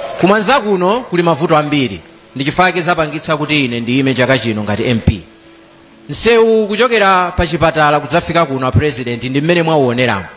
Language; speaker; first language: Nyanja; native; Nyanja